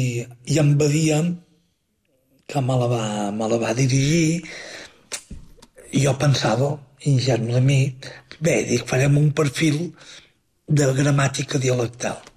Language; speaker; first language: Catalan; native; Catalan